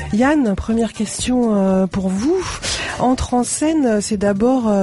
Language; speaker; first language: French; native; French